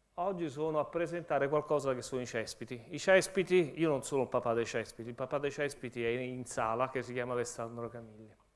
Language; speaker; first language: Italian; native; Italian